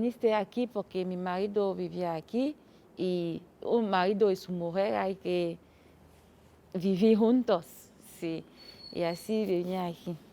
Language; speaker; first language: Spanish; non-native, learner; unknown